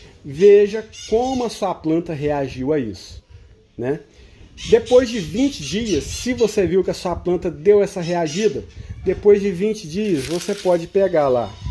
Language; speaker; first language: Portuguese; native; Portuguese